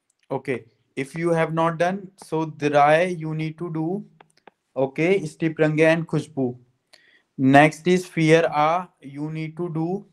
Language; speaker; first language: English; non-native, local second language; Hindi